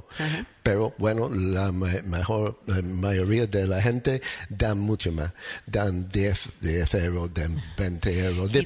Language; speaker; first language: Spanish; non-native, fluent; English